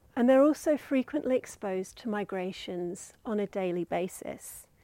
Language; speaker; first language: English; native; English